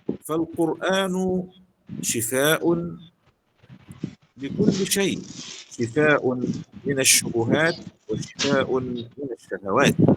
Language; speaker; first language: Arabic; native; Arabic